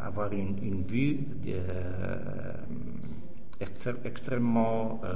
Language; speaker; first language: French; non-native, fluent; Italian